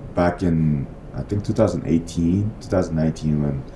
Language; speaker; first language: English; non-native, fluent; Korean